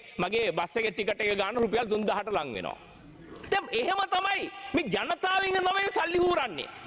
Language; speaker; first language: Sinhala; non-native, local second language; Tamil